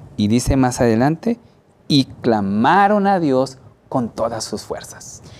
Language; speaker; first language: Spanish; native; Spanish